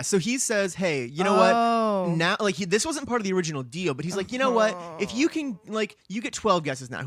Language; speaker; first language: English; native; English